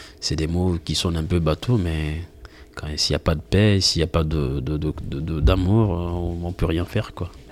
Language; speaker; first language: French; non-native, local second language; Mandingo